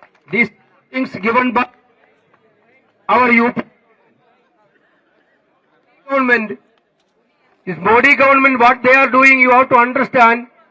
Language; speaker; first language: English; non-native, local second language; Tamil